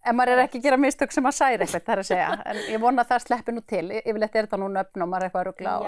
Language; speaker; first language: Icelandic; native; Icelandic